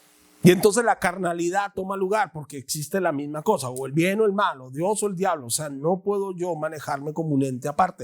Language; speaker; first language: Spanish; native; Spanish